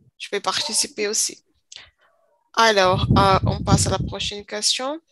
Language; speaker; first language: French; non-native, learner; Portuguese